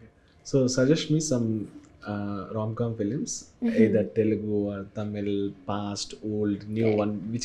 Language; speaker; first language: Telugu; native; Telugu